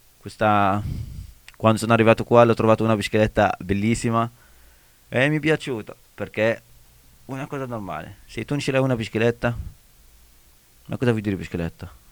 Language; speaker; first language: Italian; non-native, learner; Arabic